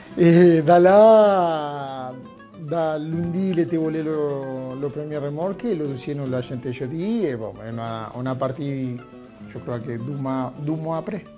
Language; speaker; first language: French; non-native, fluent; Spanish